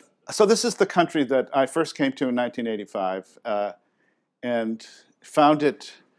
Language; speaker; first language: English; native; English